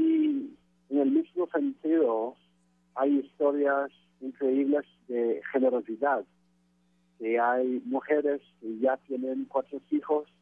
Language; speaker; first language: Spanish; non-native, fluent; French